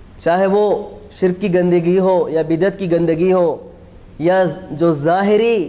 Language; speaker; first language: Urdu; native; Urdu